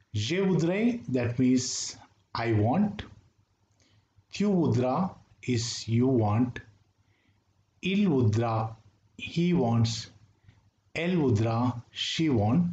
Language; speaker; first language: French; non-native, fluent; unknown